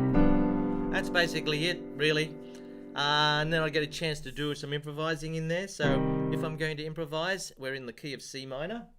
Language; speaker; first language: English; native; English